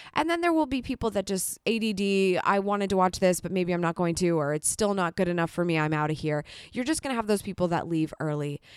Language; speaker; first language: English; native; English